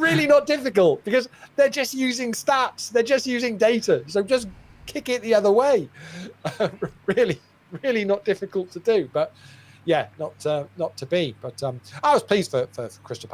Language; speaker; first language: English; native; English